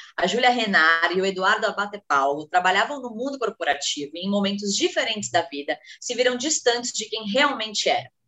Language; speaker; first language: Portuguese; native; Portuguese